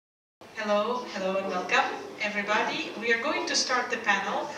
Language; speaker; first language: English; non-native, fluent; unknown